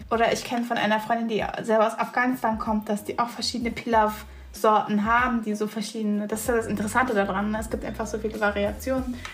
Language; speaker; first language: German; early bilingual, other home language; Turkish